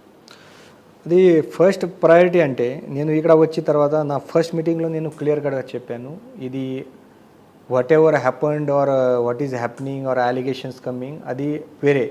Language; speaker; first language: Telugu; non-native, fluent; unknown